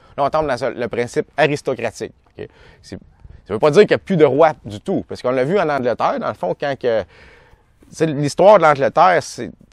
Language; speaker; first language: French; native; French